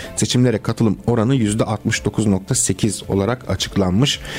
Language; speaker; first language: Turkish; early bilingual, heritage; Romanian